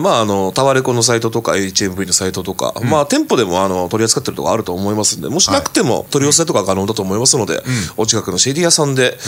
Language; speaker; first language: Japanese; native; Japanese